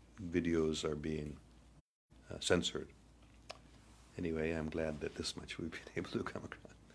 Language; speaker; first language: English; native; English